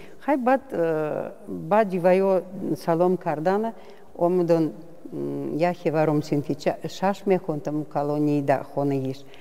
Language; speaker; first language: Tajik; non-native, fluent; Russian